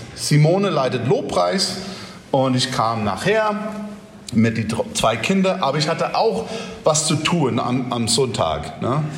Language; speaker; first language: German; non-native, fluent; English